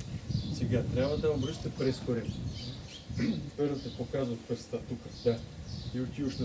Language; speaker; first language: Bulgarian; non-native, learner; Russian